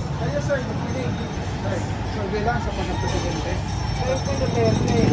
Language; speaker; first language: Filipino; native; Filipino